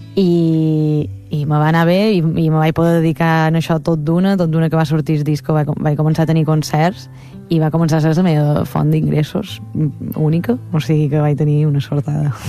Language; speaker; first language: Catalan; native; Catalan